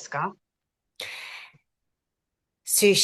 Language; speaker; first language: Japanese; non-native, fluent; English